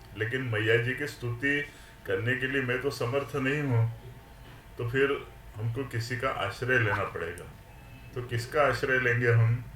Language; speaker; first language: Hindi; non-native, local second language; Marathi